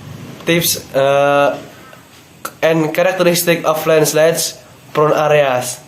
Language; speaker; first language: English; non-native, learner; Indonesian